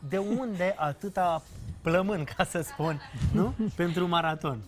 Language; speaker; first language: Romanian; native; Romanian